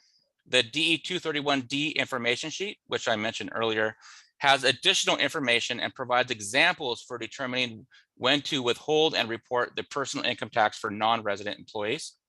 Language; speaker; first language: English; native; English